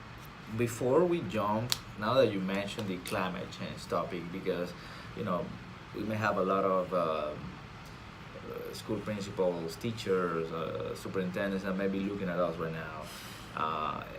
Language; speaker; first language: English; non-native, fluent; Spanish